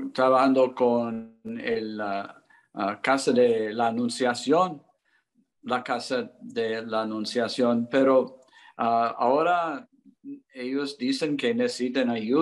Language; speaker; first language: Spanish; non-native, learner; English